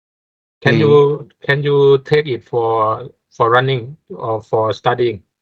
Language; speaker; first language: English; non-native, fluent; Thai